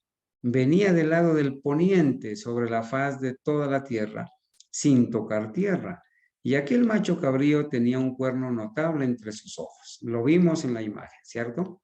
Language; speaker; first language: Spanish; native; Spanish